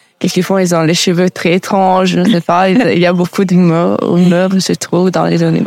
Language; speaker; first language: French; non-native, learner; Italian